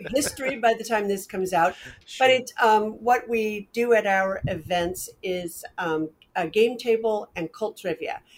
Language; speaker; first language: English; native; English